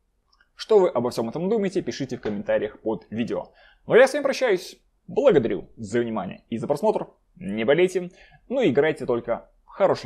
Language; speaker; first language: Russian; native; Russian